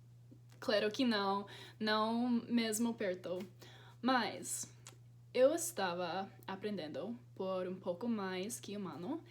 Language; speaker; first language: Portuguese; non-native, learner; English